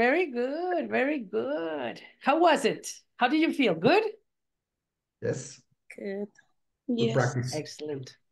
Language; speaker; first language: English; non-native, fluent; Spanish